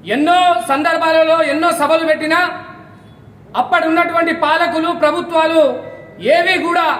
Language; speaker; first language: Telugu; non-native, local second language; Lambadi